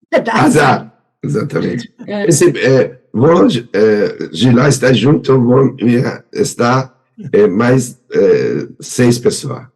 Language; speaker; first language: Portuguese; non-native, learner; Persian